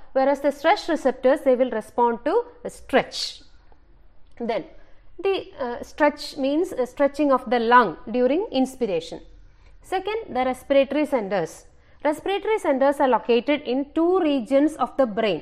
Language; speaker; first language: English; non-native, local second language; Malayalam